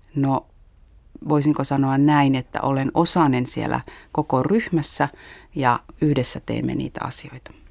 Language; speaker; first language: Finnish; native; Finnish